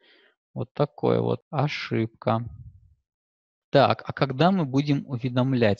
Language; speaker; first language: Russian; native; Russian